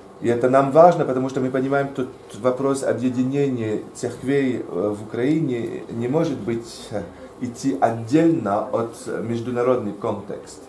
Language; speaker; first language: Russian; non-native, fluent; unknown